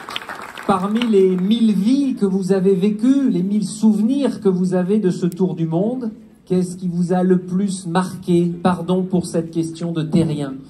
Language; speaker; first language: French; native; French